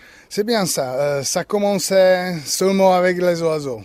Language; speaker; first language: French; non-native, learner; Czech